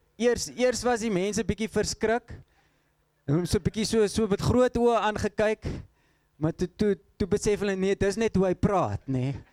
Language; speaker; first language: Afrikaans; non-native, local second language; English